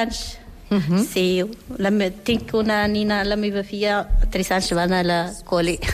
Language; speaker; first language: Catalan; non-native, learner; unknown